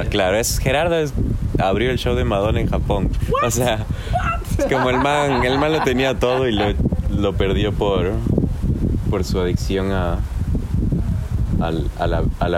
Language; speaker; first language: Spanish; native; Spanish